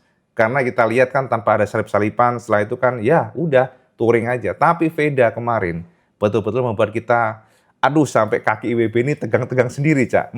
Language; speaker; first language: Indonesian; native; Indonesian